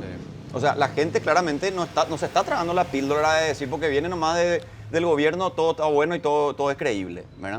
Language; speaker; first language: Spanish; native; Spanish